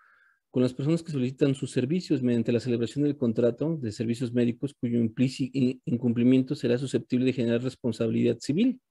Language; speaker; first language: Spanish; native; Spanish